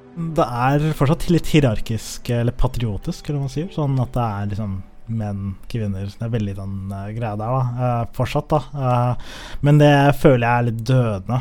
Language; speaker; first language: Norwegian; early bilingual, other home language; Somali